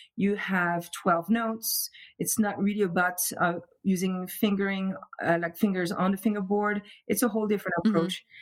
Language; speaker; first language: English; non-native, fluent; French